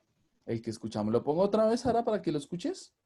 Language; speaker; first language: Spanish; native; Spanish